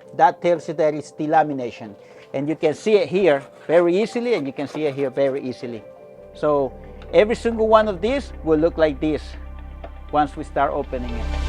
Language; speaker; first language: English; non-native, fluent; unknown